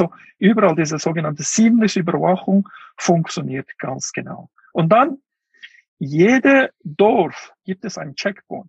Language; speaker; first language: German; non-native, fluent; Uyghur